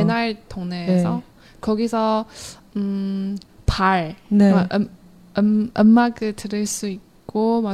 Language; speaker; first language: Korean; non-native, learner; Chinese